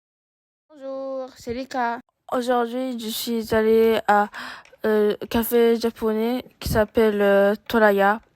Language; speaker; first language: French; non-native, learner; Japanese